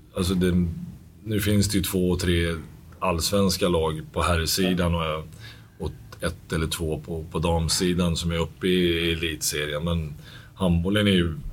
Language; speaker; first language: Swedish; native; Swedish